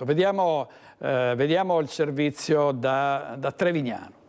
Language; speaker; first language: Italian; native; Italian